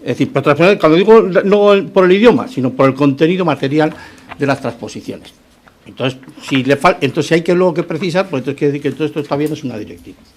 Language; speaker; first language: Spanish; native; Spanish